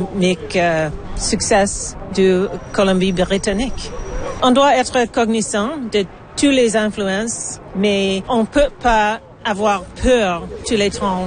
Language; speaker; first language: French; non-native, learner; English